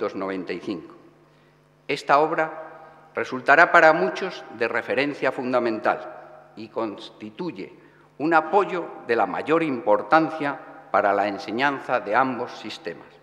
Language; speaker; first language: Spanish; native; Spanish